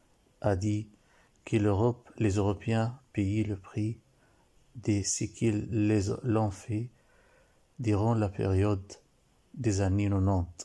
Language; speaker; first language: French; non-native, learner; Arabic